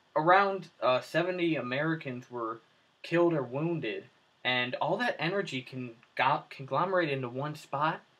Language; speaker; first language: English; native; English